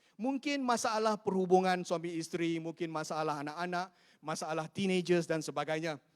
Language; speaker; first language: Malay; non-native, local second language; Chinese